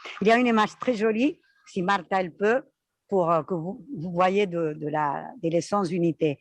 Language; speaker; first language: French; non-native, fluent; Spanish